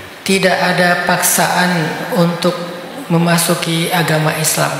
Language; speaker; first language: Indonesian; native; Indonesian